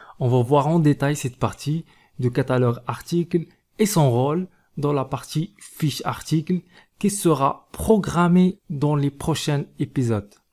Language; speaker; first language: French; non-native, local second language; Arabic